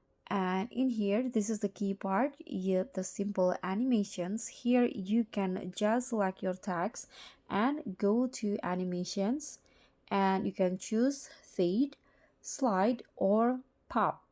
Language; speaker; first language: English; non-native, fluent; Indonesian